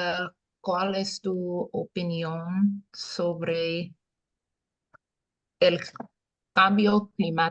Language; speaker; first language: Spanish; non-native, learner; English